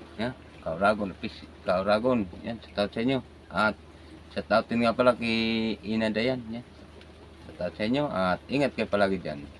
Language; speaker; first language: Filipino; native; Filipino